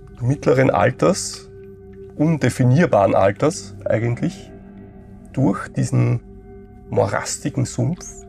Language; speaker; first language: German; native; German